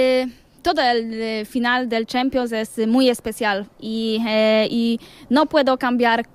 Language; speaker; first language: Spanish; non-native, learner; Polish